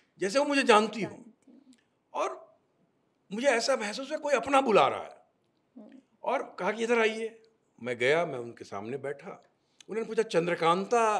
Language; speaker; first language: Hindi; native; Hindi